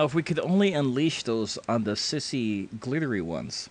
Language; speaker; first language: English; native; English